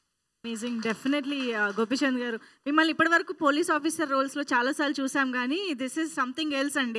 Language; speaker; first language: Telugu; native; Telugu